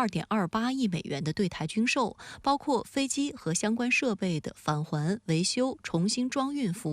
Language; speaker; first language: Chinese; native; Chinese